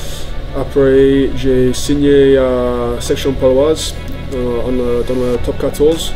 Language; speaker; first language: French; non-native, fluent; English